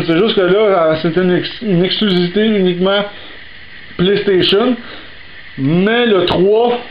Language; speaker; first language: French; native; French